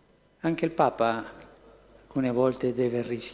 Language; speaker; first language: Italian; early bilingual, heritage; Spanish